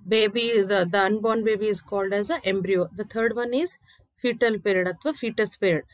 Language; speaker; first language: English; non-native, local second language; Kannada